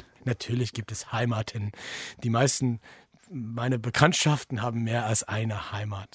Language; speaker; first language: German; non-native, fluent; English